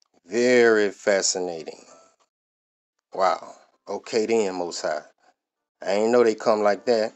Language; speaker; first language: English; native; English